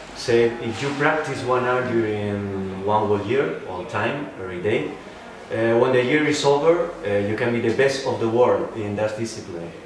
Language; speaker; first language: English; non-native, learner; Spanish